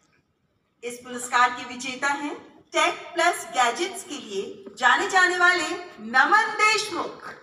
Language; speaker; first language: Hindi; native; Hindi